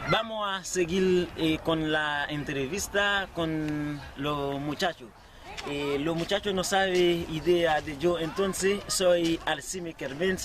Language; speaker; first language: Spanish; non-native, learner; Haitian Creole